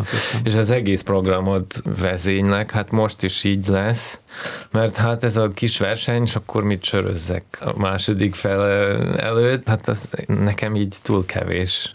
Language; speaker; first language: Hungarian; non-native, fluent; Russian